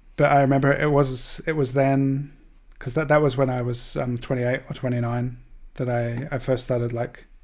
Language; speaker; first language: English; native; English